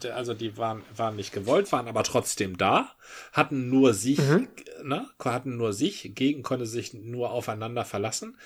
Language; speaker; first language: German; native; German